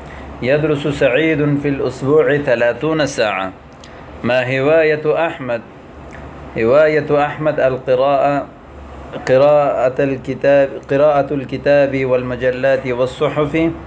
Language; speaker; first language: Arabic; non-native, fluent; Urdu